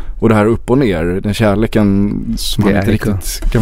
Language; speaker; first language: Swedish; native; Swedish